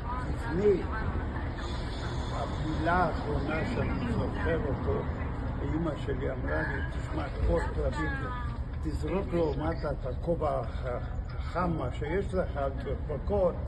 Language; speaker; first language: Hebrew; non-native, fluent; Hungarian